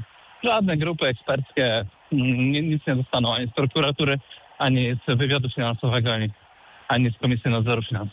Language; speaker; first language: Polish; native; Polish